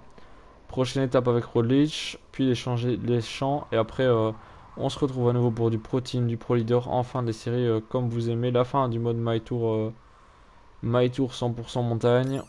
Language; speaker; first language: French; native; French